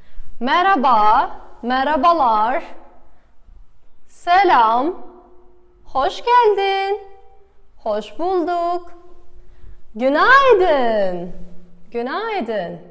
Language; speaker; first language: Turkish; non-native, fluent; Kazakh